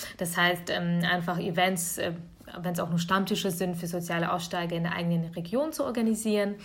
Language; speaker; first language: German; early bilingual, other home language; Russian